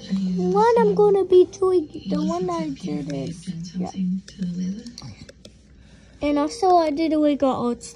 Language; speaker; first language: English; native; English